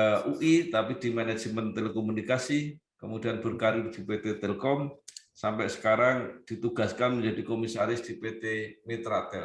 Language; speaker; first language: Indonesian; native; Indonesian